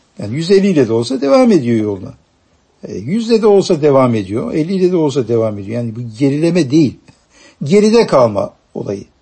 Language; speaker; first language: Turkish; native; Turkish